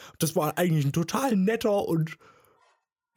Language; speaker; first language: German; native; German